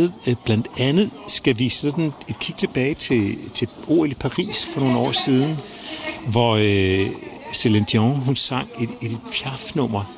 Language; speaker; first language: Danish; native; Danish